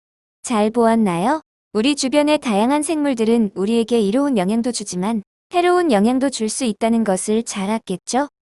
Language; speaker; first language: Korean; native; Korean